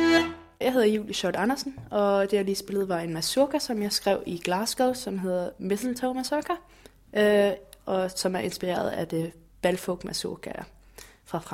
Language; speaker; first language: Danish; native; Danish